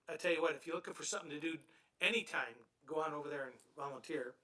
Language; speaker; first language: English; native; English